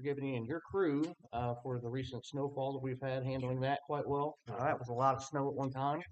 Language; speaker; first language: English; native; English